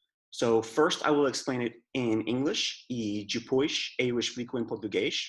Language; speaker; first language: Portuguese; non-native, fluent; English